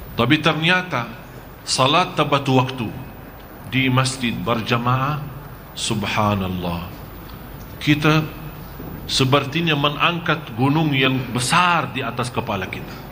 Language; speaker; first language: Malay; non-native, fluent; Arabic